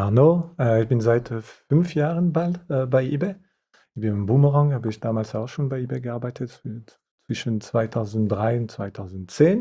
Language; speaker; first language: German; non-native, fluent; French